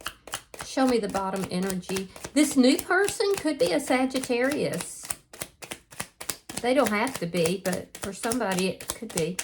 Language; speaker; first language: English; native; English